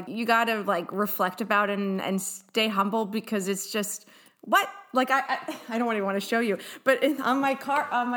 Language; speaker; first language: English; native; English